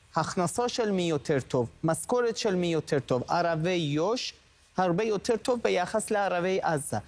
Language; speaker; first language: Hebrew; non-native, fluent; Persian